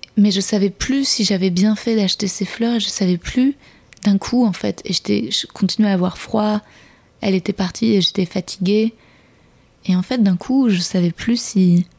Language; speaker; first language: French; native; French